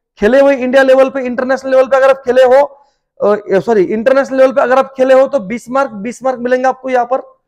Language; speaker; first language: Hindi; non-native, local second language; Marathi